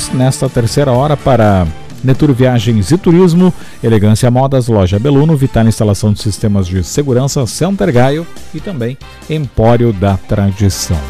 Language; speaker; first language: Portuguese; native; Portuguese